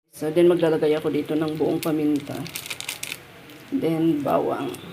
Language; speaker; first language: Filipino; non-native, local second language; Iloko